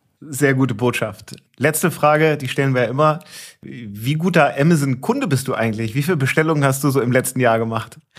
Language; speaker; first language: German; native; German